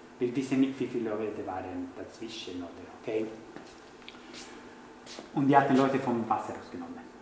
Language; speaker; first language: German; non-native, fluent; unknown